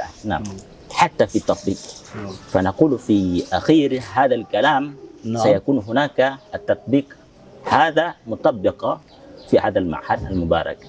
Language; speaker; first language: Arabic; non-native, fluent; Indonesian